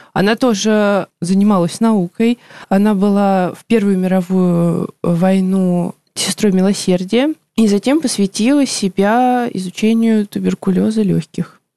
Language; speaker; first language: Russian; native; Russian